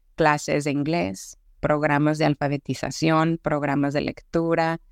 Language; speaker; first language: Spanish; native; Spanish